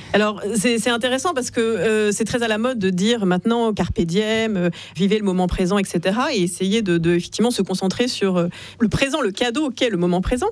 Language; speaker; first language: French; native; French